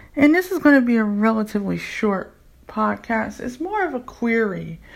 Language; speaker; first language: English; native; English